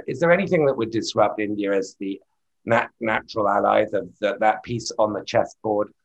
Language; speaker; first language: English; native; English